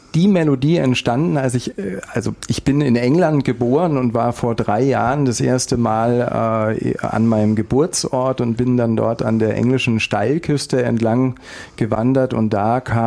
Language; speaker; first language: German; native; German